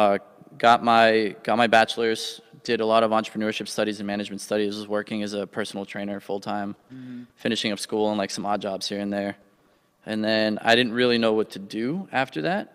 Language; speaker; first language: English; native; English